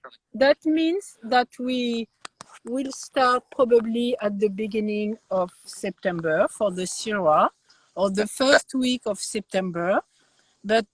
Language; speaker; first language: English; non-native, learner; French